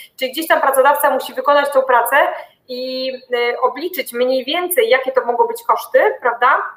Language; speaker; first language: Polish; native; Polish